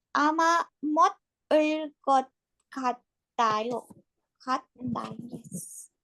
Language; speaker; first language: Korean; non-native, learner; Hindi